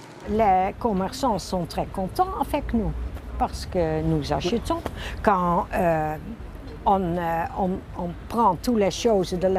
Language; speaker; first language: French; non-native, learner; Dutch